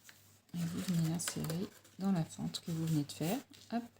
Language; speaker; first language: French; native; French